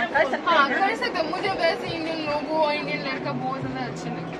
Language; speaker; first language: Hindi; non-native, learner; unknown